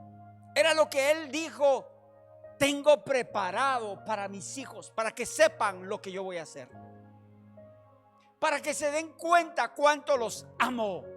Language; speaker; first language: Spanish; native; Spanish